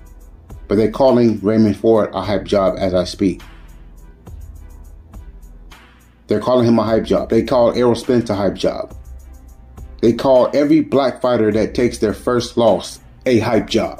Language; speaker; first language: English; native; English